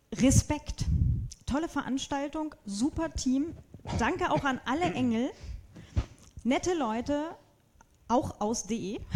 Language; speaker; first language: German; native; German